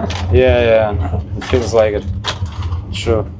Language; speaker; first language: English; non-native, fluent; Lithuanian